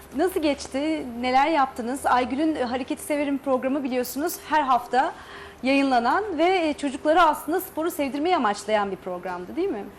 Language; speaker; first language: Turkish; native; Turkish